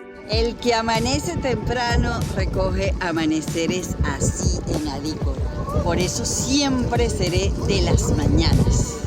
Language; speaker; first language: Spanish; native; Spanish